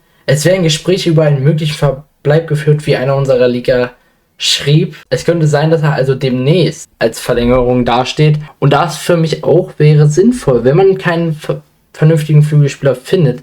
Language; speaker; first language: German; native; German